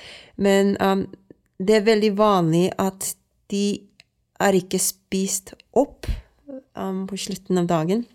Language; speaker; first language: Norwegian; non-native, fluent; Swedish